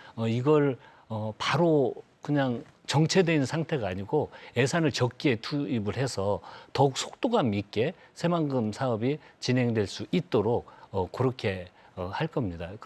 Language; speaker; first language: Korean; native; Korean